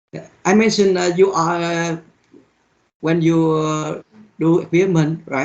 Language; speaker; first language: English; non-native, learner; Vietnamese